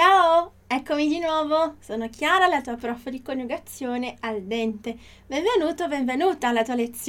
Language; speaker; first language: Italian; non-native, fluent; Portuguese